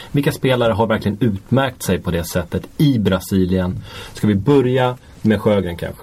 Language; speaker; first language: Swedish; native; Swedish